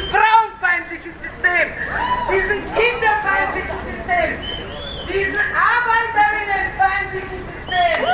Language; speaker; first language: German; non-native, fluent; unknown